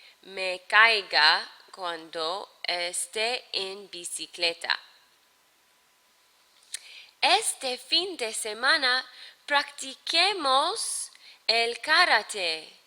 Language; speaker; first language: Spanish; non-native, fluent; English